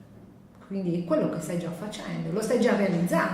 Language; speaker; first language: Italian; native; Italian